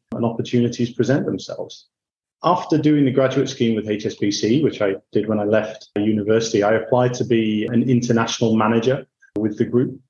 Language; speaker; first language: English; native; English